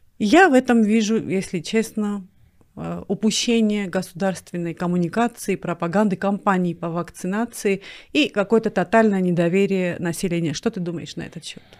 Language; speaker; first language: Russian; non-native, local second language; Armenian